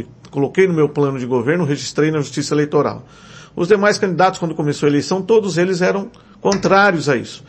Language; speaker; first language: Portuguese; native; Portuguese